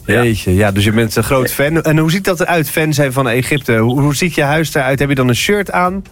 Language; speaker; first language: Dutch; native; Dutch